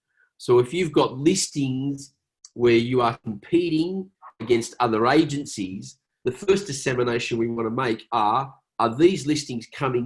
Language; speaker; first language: English; native; English